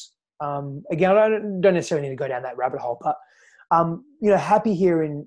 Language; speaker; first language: English; native; English